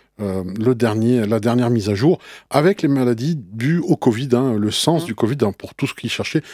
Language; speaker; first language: French; native; French